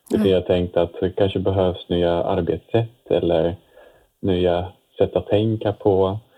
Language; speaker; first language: Swedish; non-native, fluent; Dutch